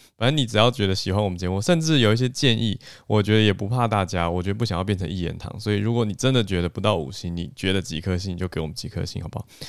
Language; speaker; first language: Chinese; native; Chinese